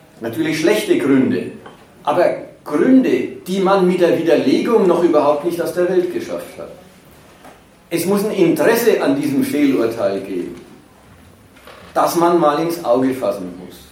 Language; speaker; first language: German; native; German